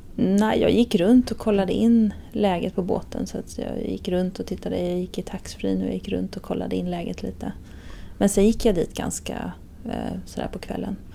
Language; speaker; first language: Swedish; native; Swedish